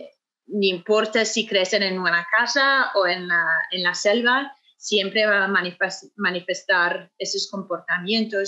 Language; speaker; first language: Spanish; non-native, fluent; English